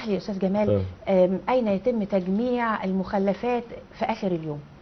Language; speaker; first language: Arabic; native; Arabic